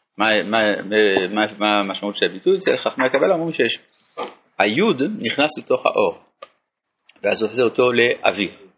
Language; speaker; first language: Hebrew; non-native, fluent; French